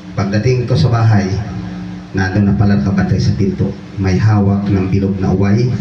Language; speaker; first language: Filipino; non-native, local second language; Bikol